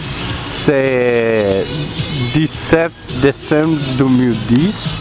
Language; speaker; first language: French; non-native, learner; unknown